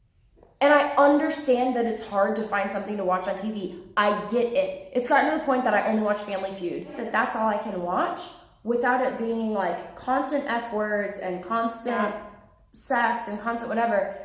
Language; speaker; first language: English; native; English